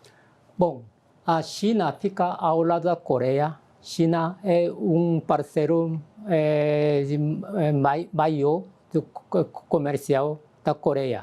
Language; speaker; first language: Portuguese; non-native, learner; Korean